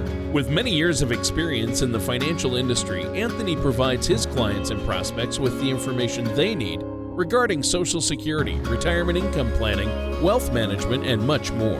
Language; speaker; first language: English; native; English